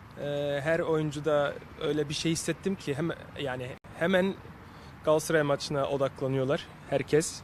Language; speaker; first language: Turkish; early bilingual, heritage; Turkish